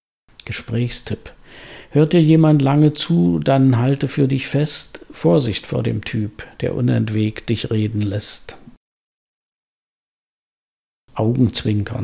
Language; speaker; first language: German; native; German